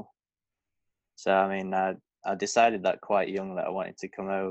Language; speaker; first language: English; native; English